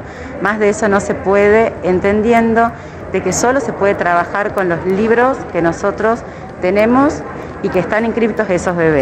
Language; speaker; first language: Spanish; native; Spanish